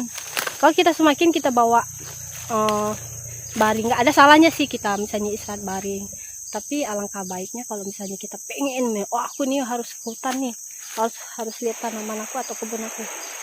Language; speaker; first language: Indonesian; native; Indonesian